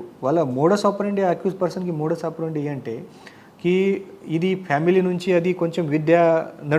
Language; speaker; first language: Telugu; non-native, fluent; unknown